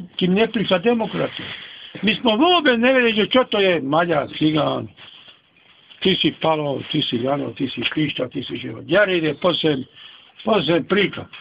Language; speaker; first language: Slovak; non-native, local second language; Hungarian